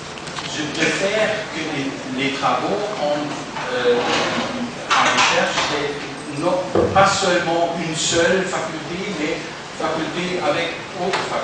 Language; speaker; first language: French; non-native, fluent; German